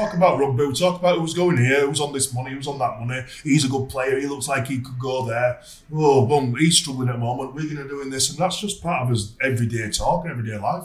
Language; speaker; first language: English; native; English